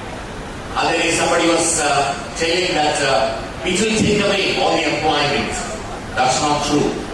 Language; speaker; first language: English; non-native, local second language; Telugu